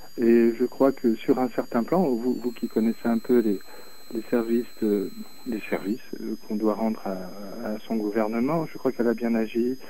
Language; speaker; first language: French; native; French